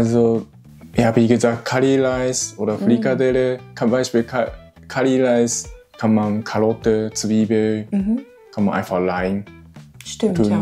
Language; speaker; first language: German; non-native, learner; Japanese